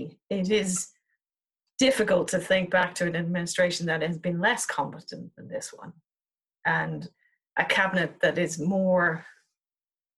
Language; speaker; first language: English; native; English